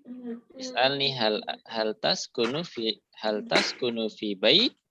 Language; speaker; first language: Arabic; non-native, fluent; Indonesian